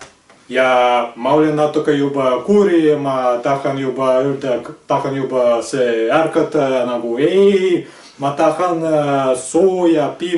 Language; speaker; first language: Estonian; non-native, local second language; Russian